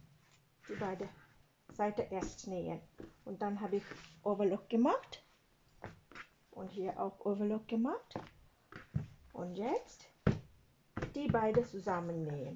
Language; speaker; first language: German; non-native, learner; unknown